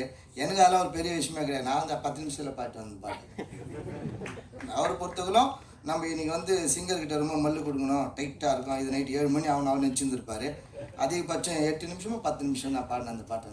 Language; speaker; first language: Tamil; native; Tamil